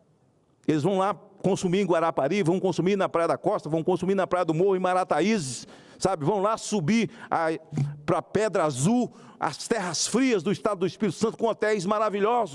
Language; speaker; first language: Portuguese; native; Portuguese